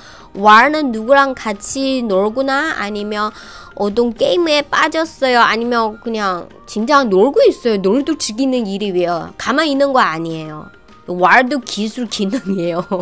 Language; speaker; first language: Korean; non-native, fluent; Chinese